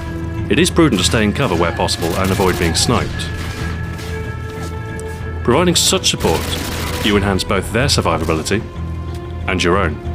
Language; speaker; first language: English; native; English